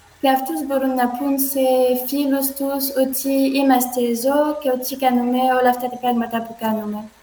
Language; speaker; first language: Greek; non-native, learner; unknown